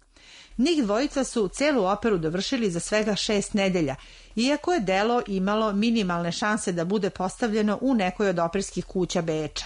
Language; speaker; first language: Serbian; native; Serbian